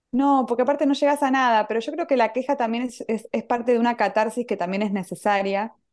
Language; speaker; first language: Spanish; native; Spanish